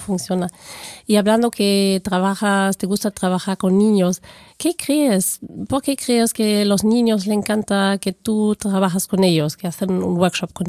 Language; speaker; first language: Spanish; non-native, fluent; German